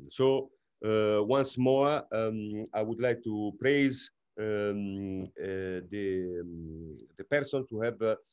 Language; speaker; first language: English; non-native, fluent; Italian